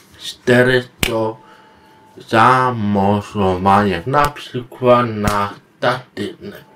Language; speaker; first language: Polish; non-native, learner; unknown